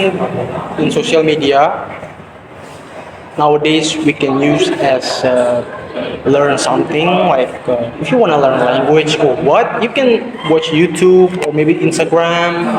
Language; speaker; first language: English; non-native, learner; Indonesian